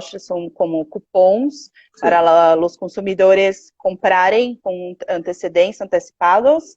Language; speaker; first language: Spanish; non-native, learner; Portuguese